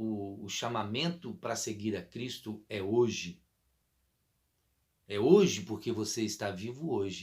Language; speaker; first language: Portuguese; native; Portuguese